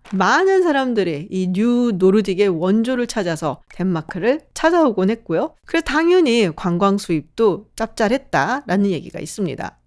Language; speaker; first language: Korean; native; Korean